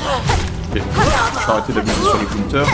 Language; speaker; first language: French; native; French